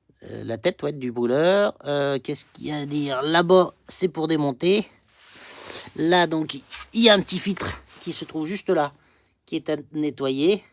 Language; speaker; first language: French; native; French